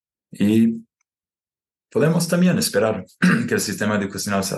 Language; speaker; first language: Spanish; non-native, fluent; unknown